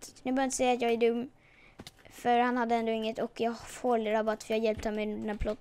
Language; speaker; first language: Swedish; native; Swedish